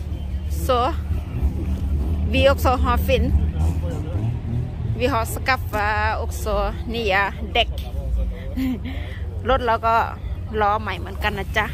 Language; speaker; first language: Swedish; non-native, learner; Thai